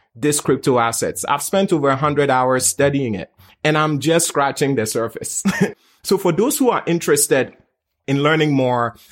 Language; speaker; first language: English; non-native, local second language; Akan